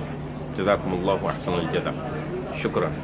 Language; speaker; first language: Arabic; non-native, fluent; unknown